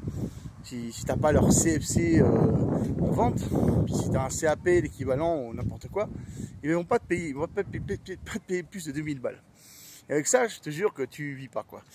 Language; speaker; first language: French; native; French